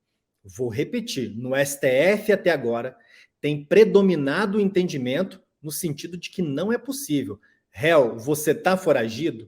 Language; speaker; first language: Portuguese; native; Portuguese